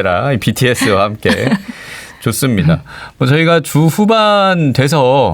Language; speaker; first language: Korean; native; Korean